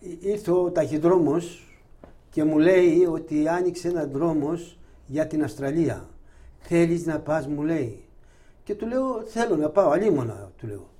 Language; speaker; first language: Greek; non-native, local second language; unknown